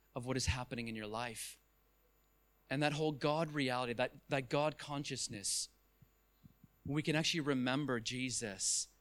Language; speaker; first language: English; native; English